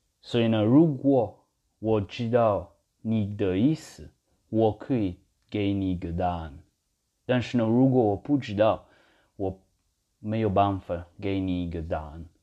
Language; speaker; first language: Chinese; non-native, learner; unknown